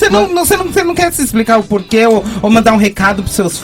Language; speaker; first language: Portuguese; native; Portuguese